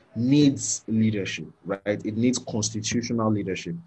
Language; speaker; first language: English; non-native, local second language; Yoruba